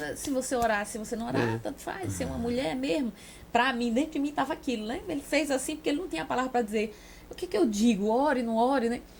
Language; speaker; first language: Portuguese; native; Portuguese